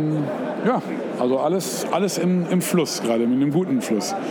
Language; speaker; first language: German; native; German